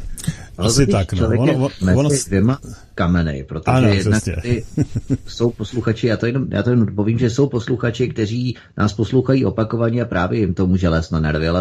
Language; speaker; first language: Czech; native; Czech